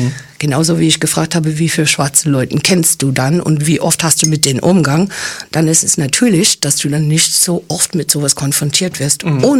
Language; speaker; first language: German; early bilingual, other home language; English